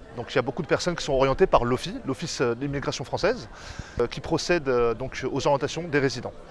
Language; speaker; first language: French; native; French